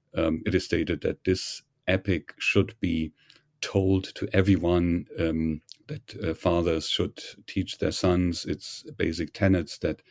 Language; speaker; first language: English; non-native, fluent; German